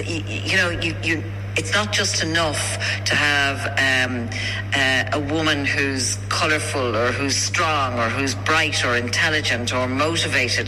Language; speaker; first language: English; native; English